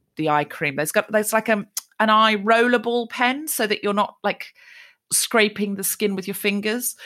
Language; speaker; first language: English; native; English